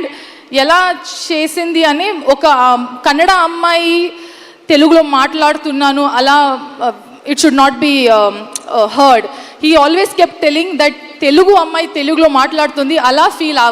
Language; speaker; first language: Telugu; non-native, learner; Kannada